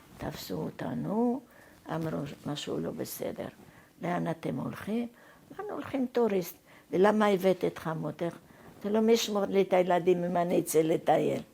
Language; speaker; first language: Hebrew; non-native, fluent; Arabic